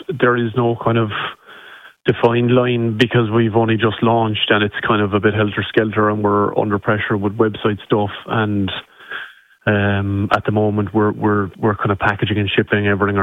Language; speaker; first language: English; native; English